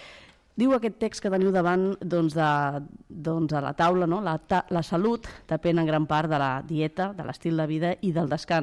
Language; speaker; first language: Catalan; native; Catalan